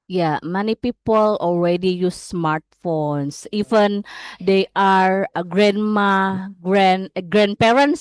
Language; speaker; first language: English; non-native, learner; Indonesian